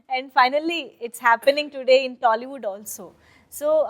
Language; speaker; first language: Telugu; native; Telugu